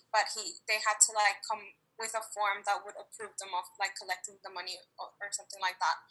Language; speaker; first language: English; non-native, fluent; Spanish